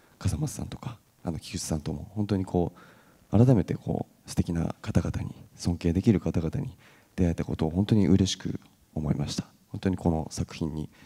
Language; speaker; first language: Japanese; native; Japanese